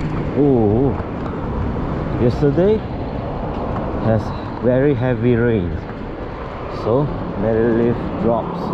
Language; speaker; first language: English; non-native, local second language; Chinese